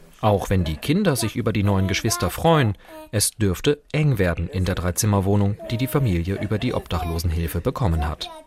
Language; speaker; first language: German; native; German